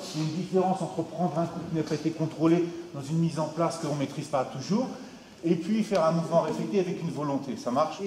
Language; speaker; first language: French; native; French